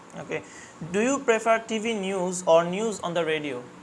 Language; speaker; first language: English; non-native, fluent; Bangla